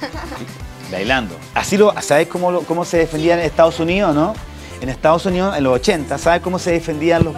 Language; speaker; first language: Spanish; native; Spanish